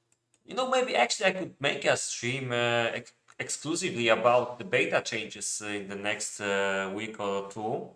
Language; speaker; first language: English; non-native, fluent; Polish